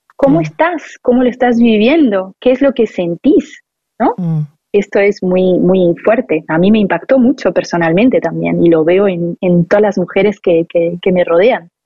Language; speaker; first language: Spanish; non-native, fluent; French